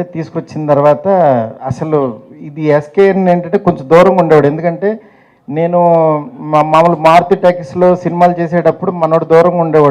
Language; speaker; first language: Telugu; native; Telugu